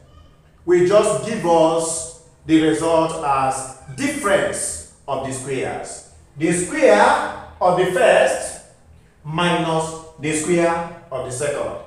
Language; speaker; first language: English; non-native, local second language; Igbo